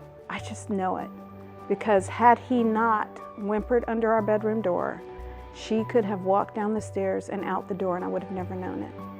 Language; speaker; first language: English; native; English